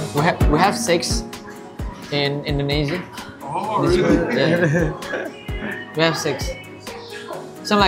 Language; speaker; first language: English; non-native, local second language; Indonesian